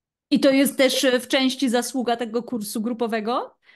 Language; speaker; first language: Polish; native; Polish